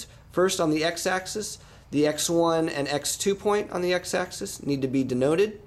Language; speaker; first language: English; native; English